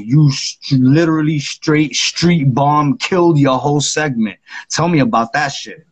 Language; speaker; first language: English; native; English